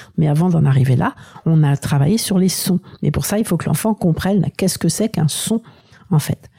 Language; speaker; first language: French; native; French